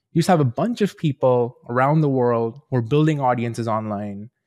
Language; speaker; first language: English; native; English